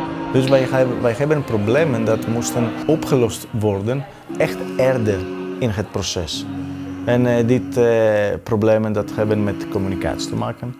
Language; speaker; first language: Dutch; non-native, fluent; Greek